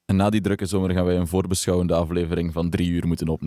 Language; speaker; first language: Dutch; native; Dutch